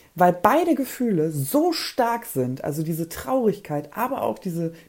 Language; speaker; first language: German; early bilingual, other home language; Polish